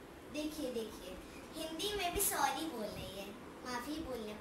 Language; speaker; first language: Hindi; native; Hindi